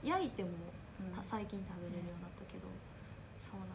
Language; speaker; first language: Japanese; native; Japanese